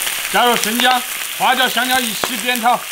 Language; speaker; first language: Chinese; native; Chinese